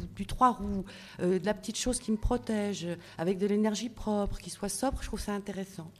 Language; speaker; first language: French; native; French